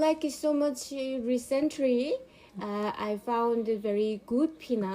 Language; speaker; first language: English; non-native, learner; Korean